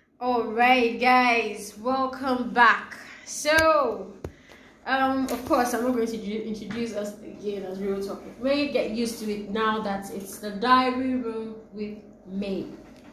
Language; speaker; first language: English; non-native, local second language; Yoruba